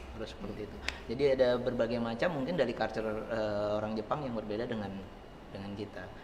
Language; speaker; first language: Indonesian; native; Indonesian